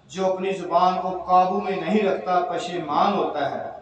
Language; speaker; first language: Urdu; non-native, local second language; Punjabi